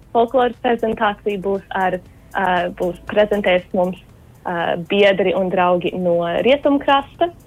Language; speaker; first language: Latvian; early bilingual, heritage; Latvian